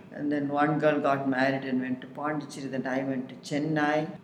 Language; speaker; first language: English; non-native, local second language; Tamil